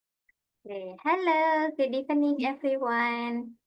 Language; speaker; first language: English; non-native, fluent; Indonesian